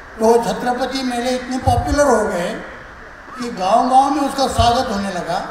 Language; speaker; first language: Hindi; non-native, local second language; Marathi